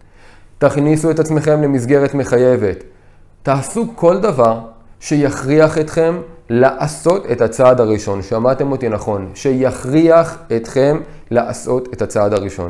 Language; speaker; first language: Hebrew; native; Hebrew